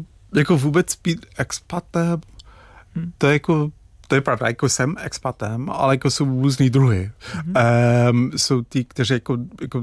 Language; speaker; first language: Czech; non-native, fluent; English